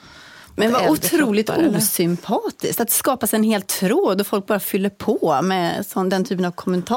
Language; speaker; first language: Swedish; native; Swedish